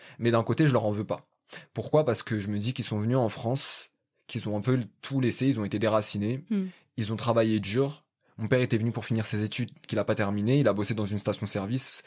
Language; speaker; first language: French; native; French